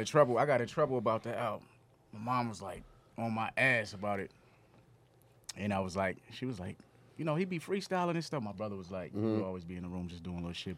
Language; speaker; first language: English; native; English